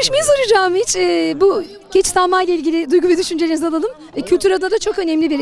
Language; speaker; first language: Turkish; native; Turkish